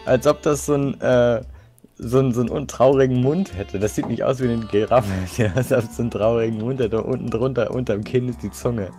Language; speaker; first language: German; native; German